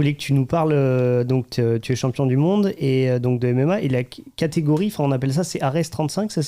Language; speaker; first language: French; native; French